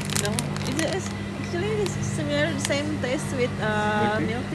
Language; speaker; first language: English; non-native, learner; Indonesian